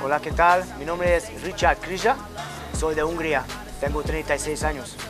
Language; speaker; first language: Spanish; non-native, fluent; Hungarian